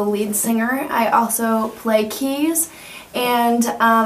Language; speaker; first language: English; native; English